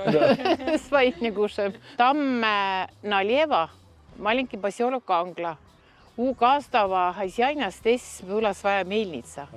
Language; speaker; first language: Russian; non-native, local second language; Estonian